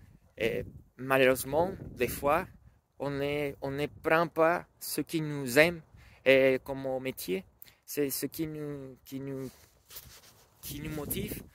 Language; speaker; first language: French; non-native, learner; Spanish